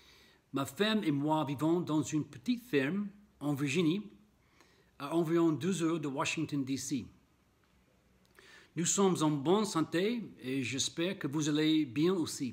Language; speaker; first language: French; non-native, fluent; English